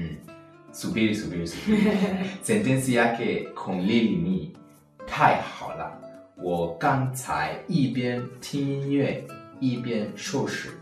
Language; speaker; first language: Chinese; non-native, learner; Swahili